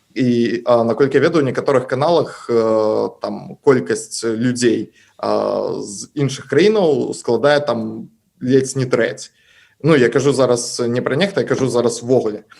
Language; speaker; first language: Belarusian; native; Belarusian